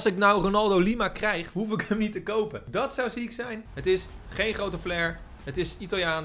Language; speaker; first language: Dutch; native; Dutch